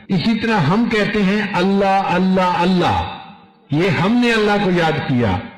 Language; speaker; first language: Urdu; non-native, local second language; Punjabi